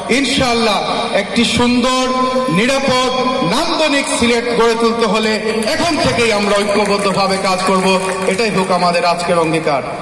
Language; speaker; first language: Bangla; native; Bangla